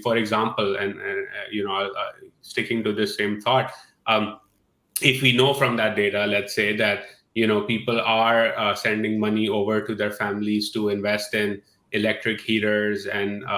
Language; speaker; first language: English; non-native, local second language; Urdu